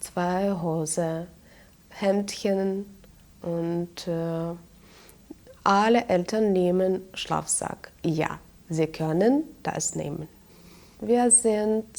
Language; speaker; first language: German; non-native, fluent; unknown